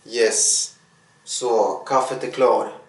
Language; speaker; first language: Swedish; non-native, learner; Russian